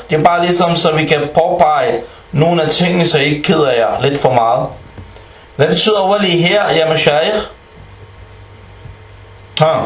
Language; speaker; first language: Danish; non-native, fluent; Arabic